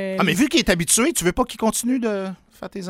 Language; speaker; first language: French; native; French